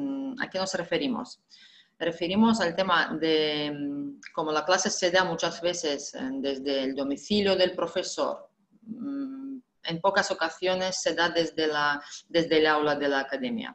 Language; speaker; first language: Spanish; non-native, fluent; Russian